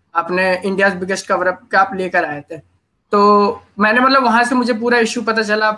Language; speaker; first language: Hindi; native; Hindi